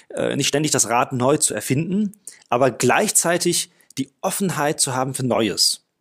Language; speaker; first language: German; non-native, fluent; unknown